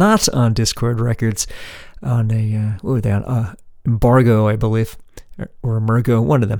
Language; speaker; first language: English; native; English